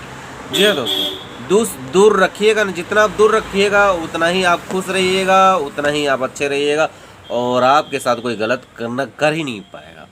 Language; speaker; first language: Hindi; native; Hindi